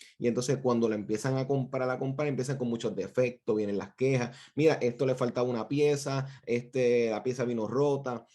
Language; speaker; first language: Spanish; native; Spanish